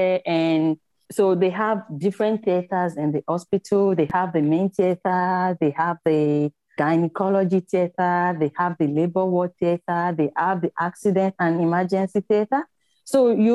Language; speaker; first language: English; non-native, local second language; Yoruba